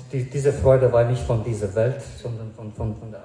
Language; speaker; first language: German; non-native, fluent; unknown